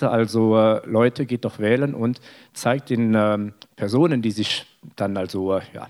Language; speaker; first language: German; native; German